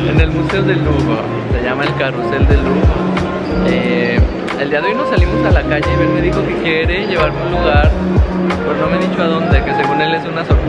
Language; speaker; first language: Spanish; native; Spanish